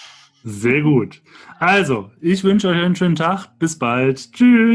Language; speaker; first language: German; native; German